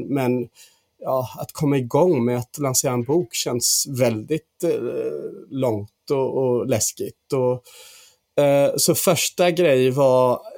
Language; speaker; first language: Swedish; non-native, fluent; English